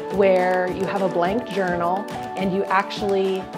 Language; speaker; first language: English; native; English